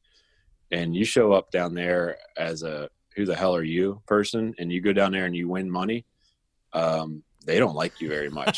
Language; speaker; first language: English; native; English